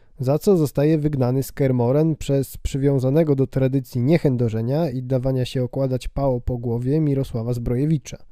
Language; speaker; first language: Polish; native; Polish